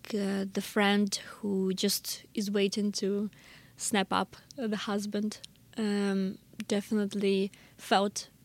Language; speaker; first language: English; non-native, fluent; Russian